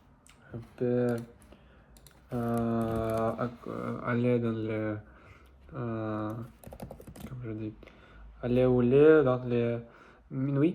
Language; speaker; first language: French; non-native, learner; Russian